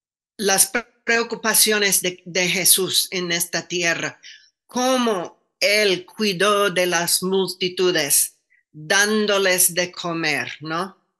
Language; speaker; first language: Spanish; non-native, fluent; English